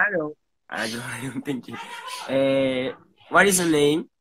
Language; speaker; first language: English; non-native, learner; Portuguese